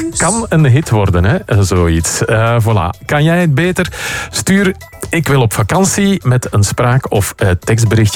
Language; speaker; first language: Dutch; native; Dutch